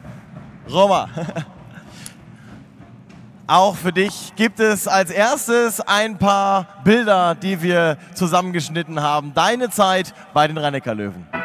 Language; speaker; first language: German; native; German